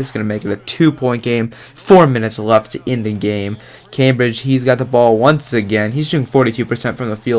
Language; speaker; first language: English; native; English